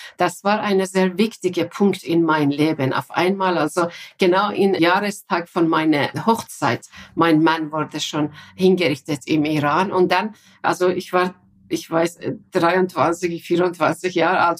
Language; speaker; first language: German; non-native, fluent; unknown